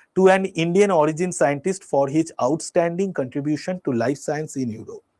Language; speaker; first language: English; non-native, local second language; Bangla